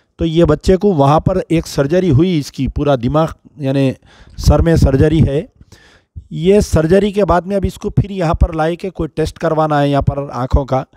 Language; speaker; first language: Hindi; non-native, local second language; Urdu